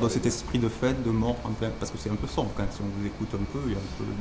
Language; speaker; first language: French; native; French